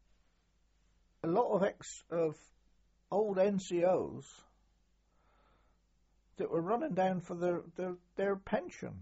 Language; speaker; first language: English; native; English